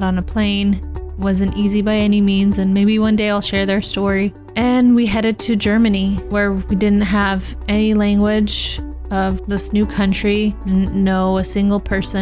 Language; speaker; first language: English; native; English